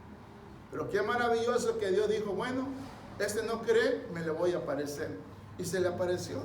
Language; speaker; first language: Spanish; native; Spanish